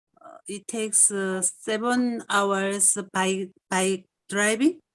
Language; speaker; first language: English; non-native, learner; Korean